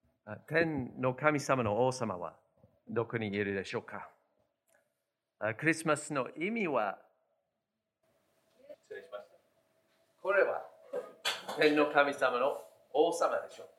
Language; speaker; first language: Japanese; non-native, fluent; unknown